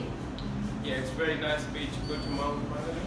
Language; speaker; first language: English; non-native, learner; Punjabi